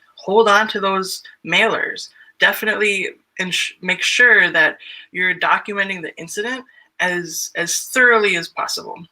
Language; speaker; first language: English; native; English